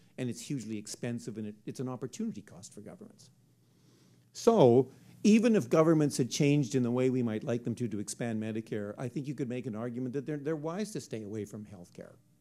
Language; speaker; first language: English; native; English